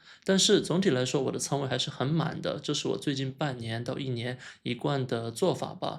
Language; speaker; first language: Chinese; native; Chinese